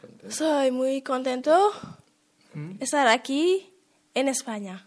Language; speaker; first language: Spanish; non-native, learner; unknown